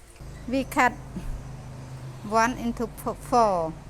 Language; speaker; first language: English; non-native, learner; Khmer